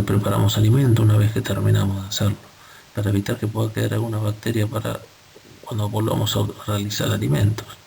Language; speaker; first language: Spanish; native; Spanish